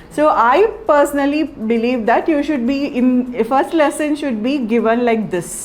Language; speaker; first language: English; non-native, local second language; Malayalam